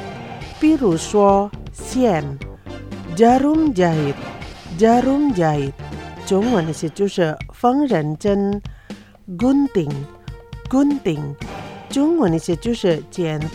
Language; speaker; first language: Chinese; non-native, fluent; Indonesian